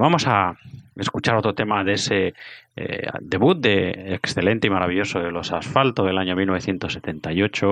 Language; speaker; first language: Spanish; native; Spanish